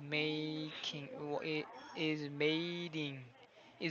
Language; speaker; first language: English; non-native, learner; Korean